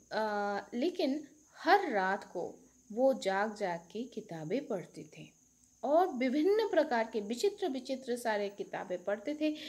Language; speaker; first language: Hindi; non-native, local second language; Bangla